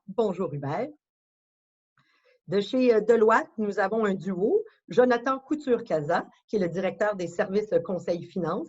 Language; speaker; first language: French; native; French